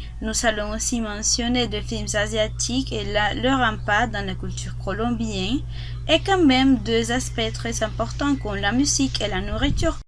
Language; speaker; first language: French; non-native, learner; Spanish